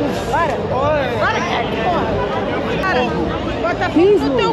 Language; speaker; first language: Portuguese; native; Portuguese